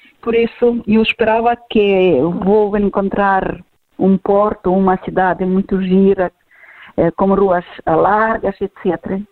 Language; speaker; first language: Portuguese; non-native, fluent; Ukrainian